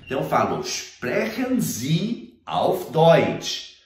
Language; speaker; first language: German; non-native, fluent; Portuguese